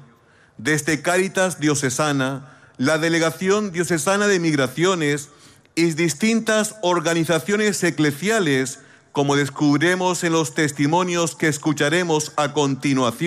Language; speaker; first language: Spanish; native; Spanish